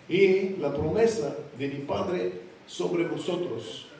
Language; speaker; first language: Spanish; non-native, fluent; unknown